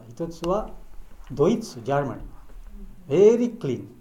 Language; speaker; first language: Japanese; non-native, learner; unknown